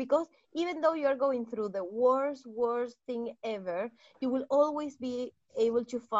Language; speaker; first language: English; non-native, fluent; Spanish